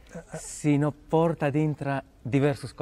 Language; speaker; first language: Catalan; non-native, fluent; Polish